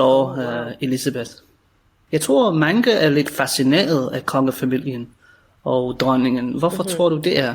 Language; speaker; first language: Danish; native; Danish